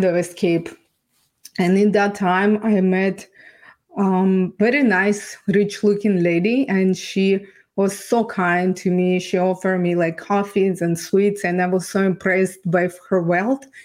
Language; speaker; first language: English; non-native, fluent; Ukrainian